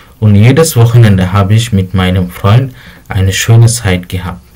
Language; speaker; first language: German; non-native, learner; Bangla